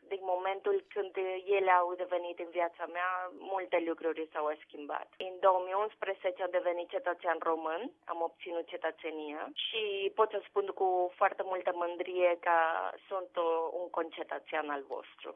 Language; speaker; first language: Romanian; non-native, fluent; Spanish